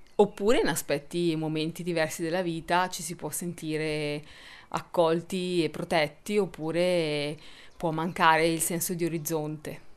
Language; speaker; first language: Italian; native; Italian